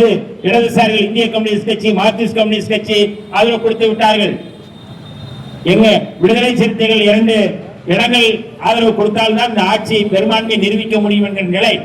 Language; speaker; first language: Tamil; native; Tamil